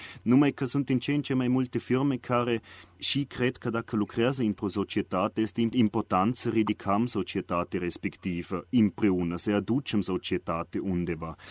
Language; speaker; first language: Romanian; non-native, fluent; German